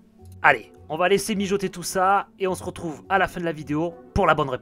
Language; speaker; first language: French; native; French